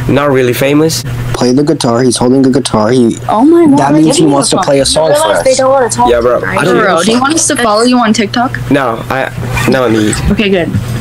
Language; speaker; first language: English; non-native, local second language; Filipino